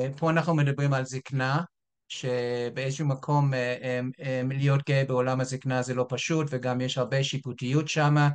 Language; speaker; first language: Hebrew; non-native, fluent; English